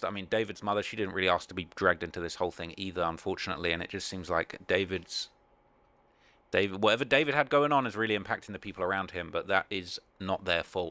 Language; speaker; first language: English; native; English